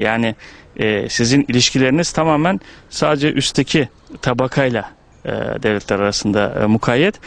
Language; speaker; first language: Turkish; native; Turkish